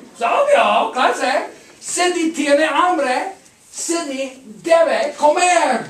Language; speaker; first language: Spanish; non-native, fluent; English